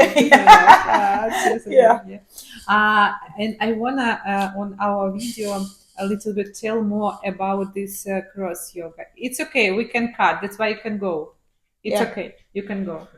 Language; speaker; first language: English; non-native, learner; Ukrainian